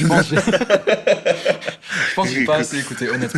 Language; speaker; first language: French; native; French